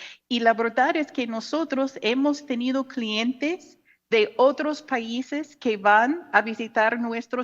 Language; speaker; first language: Spanish; non-native, fluent; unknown